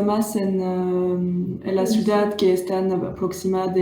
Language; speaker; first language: Spanish; non-native, learner; French